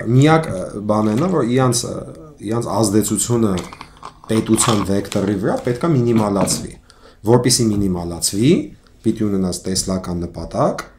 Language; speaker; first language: Armenian; early bilingual, heritage; Armenian